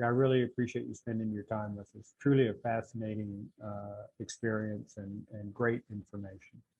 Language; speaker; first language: English; native; English